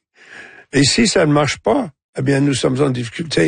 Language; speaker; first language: French; non-native, local second language; English